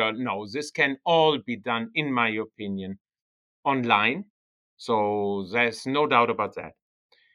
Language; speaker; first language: English; non-native, fluent; German